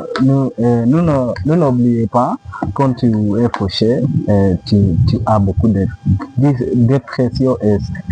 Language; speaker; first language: French; non-native, learner; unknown